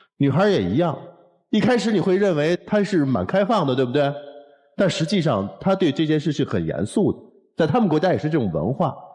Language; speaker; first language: Chinese; native; Chinese